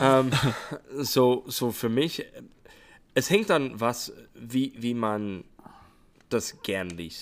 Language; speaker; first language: German; non-native, fluent; English